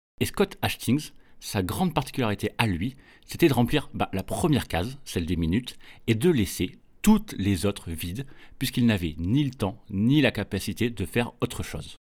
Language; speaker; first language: French; native; French